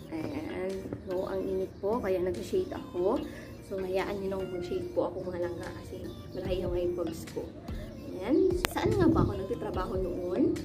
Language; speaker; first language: Filipino; non-native, local second language; Cebuano